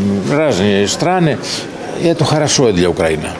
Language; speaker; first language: Ukrainian; non-native, learner; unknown